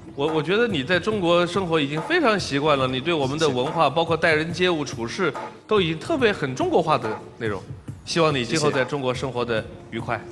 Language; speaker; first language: Chinese; native; Chinese